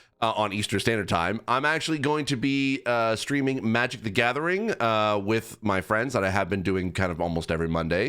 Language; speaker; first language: English; native; English